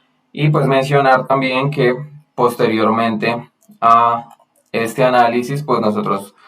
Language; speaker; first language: Spanish; native; Spanish